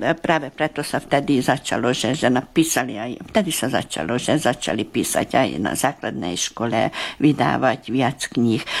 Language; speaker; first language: Slovak; early bilingual, heritage; Slovak